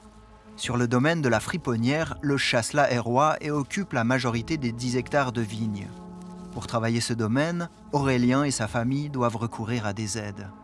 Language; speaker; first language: French; native; French